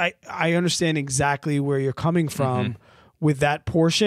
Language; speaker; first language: English; native; English